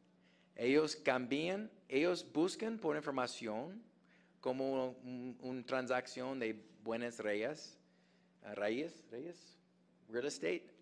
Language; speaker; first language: Spanish; non-native, fluent; English